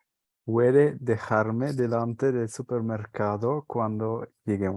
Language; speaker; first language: Spanish; non-native, learner; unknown